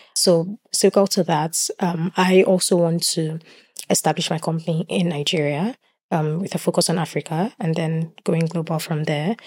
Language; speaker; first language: English; non-native, local second language; Yoruba